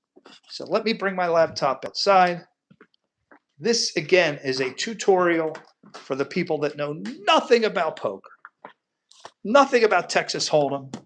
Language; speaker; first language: English; native; English